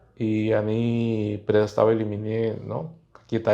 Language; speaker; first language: Russian; non-native, fluent; Spanish